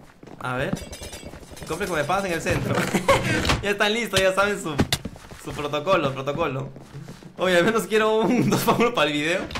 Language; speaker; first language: Spanish; native; Spanish